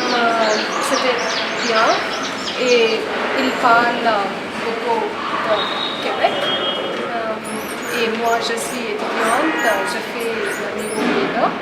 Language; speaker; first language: French; non-native, fluent; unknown